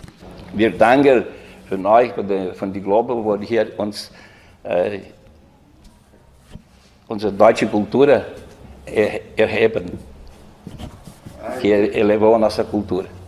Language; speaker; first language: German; non-native, learner; Portuguese